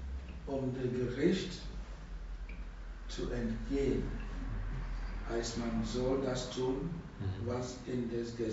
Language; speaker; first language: German; non-native, learner; Russian